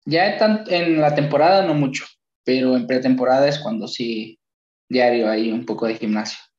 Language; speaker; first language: Spanish; native; Spanish